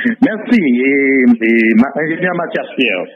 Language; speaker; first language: French; non-native, local second language; Haitian Creole